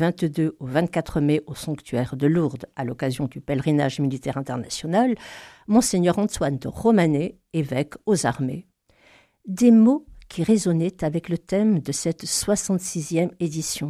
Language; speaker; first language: French; native; French